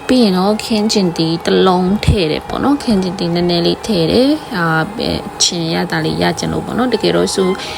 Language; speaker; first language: Burmese; native; Burmese